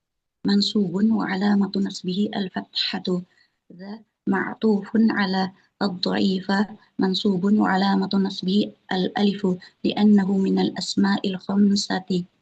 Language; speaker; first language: Arabic; non-native, learner; Indonesian